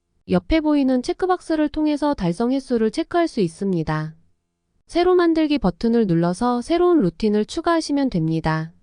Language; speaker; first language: Korean; native; Korean